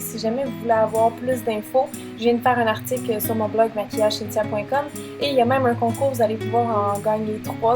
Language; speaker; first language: French; native; French